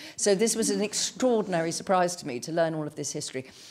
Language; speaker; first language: English; native; English